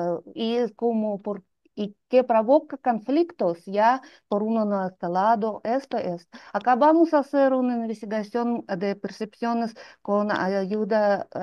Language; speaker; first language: Spanish; non-native, fluent; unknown